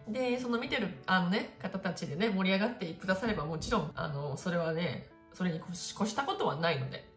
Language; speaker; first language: Japanese; native; Japanese